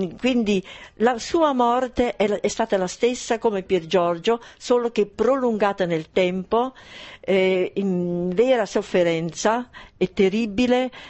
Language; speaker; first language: Italian; non-native, local second language; German